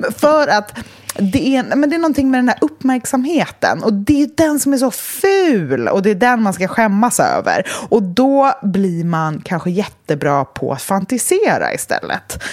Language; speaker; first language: Swedish; native; Swedish